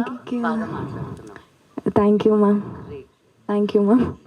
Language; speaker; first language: Telugu; non-native, learner; Tamil